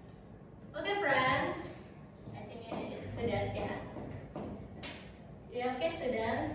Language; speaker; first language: English; non-native, learner; Indonesian